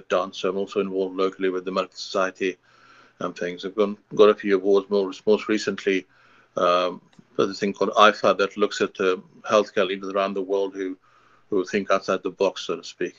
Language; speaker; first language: English; non-native, local second language; Hindi